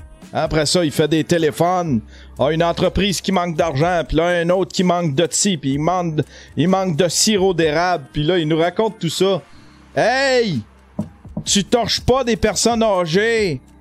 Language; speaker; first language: French; native; French